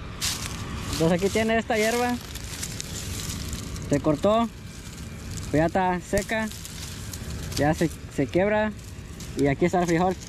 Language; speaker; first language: Spanish; native; Spanish